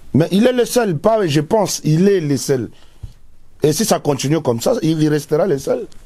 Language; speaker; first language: French; non-native, local second language; Lingala